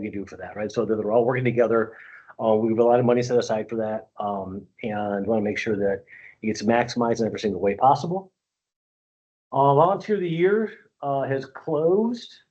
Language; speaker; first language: English; native; English